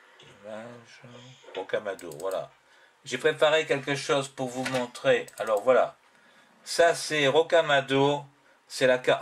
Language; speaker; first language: French; native; French